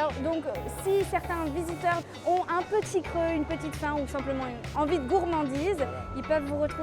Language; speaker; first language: French; native; French